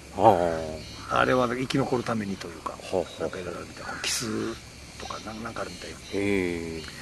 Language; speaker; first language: Japanese; native; Japanese